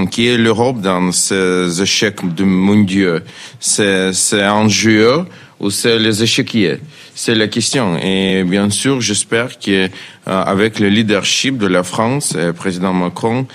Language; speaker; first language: French; non-native, learner; Ukrainian